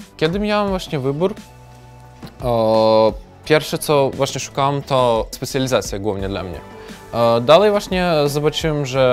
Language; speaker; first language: Polish; non-native, learner; Ukrainian